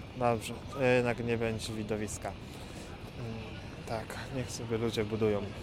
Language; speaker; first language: Polish; native; Polish